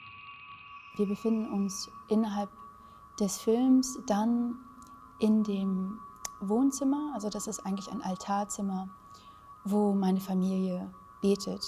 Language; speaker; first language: German; early bilingual, other home language; Vietnamese